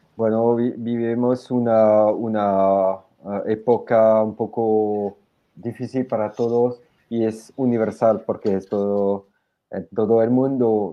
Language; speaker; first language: Spanish; non-native, fluent; French